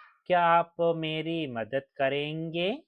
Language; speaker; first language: Hindi; non-native, local second language; Telugu